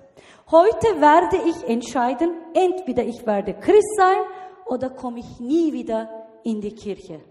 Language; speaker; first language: German; non-native, learner; Turkish